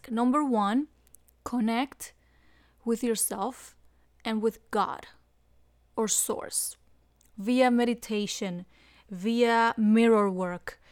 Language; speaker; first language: English; non-native, fluent; Spanish